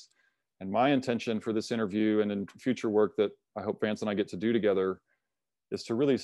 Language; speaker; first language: English; native; English